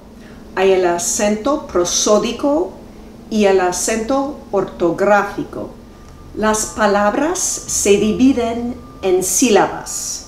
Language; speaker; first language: Spanish; non-native, fluent; English